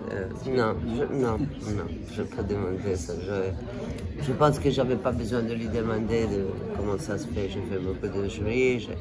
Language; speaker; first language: French; non-native, fluent; Italian